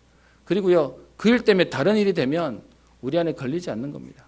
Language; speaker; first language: Korean; native; Korean